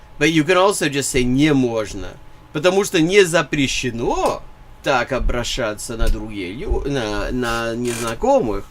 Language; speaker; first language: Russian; non-native, learner; English